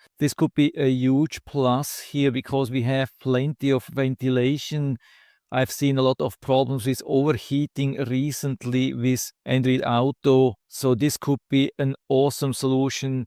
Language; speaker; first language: English; non-native, fluent; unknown